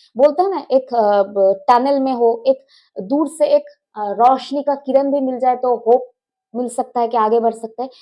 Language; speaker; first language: Hindi; non-native, local second language; Bangla